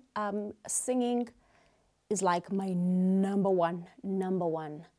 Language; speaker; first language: English; non-native, local second language; Xhosa